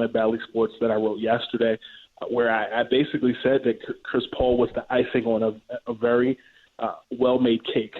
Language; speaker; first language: English; native; English